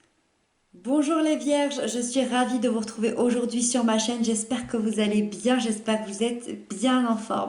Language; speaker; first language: French; native; French